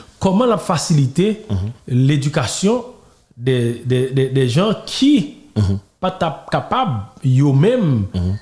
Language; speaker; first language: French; non-native, local second language; Haitian Creole